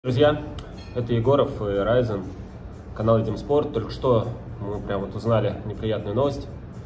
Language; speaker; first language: Russian; native; Russian